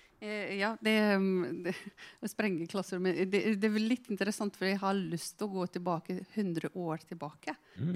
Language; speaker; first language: Norwegian; non-native, fluent; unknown